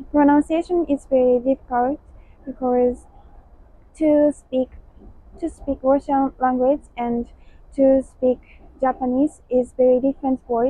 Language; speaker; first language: English; non-native, learner; Japanese